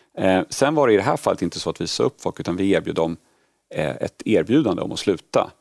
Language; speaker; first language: Swedish; early bilingual, other home language; Polish